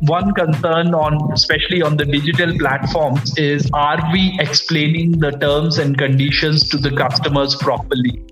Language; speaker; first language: English; non-native, local second language; Hindi